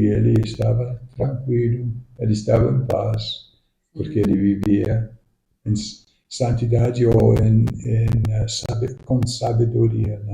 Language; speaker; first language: Portuguese; non-native, fluent; English